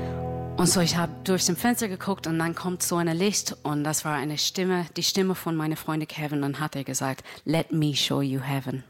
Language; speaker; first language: German; non-native, learner; English